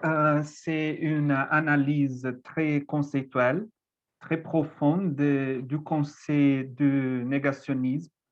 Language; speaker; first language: French; non-native, fluent; Portuguese